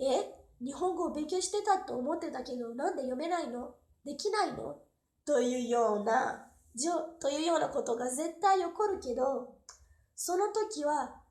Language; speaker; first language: Japanese; non-native, fluent; Portuguese